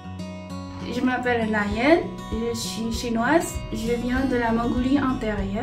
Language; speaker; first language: French; non-native, fluent; Chinese